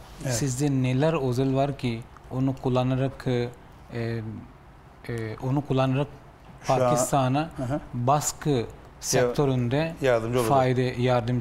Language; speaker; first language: Turkish; non-native, learner; Urdu